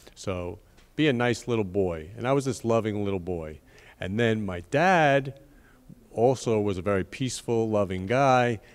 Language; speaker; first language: English; native; English